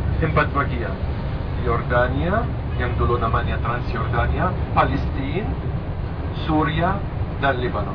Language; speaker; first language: Indonesian; non-native, fluent; Arabic